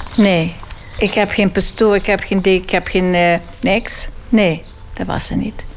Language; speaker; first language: Dutch; native; Dutch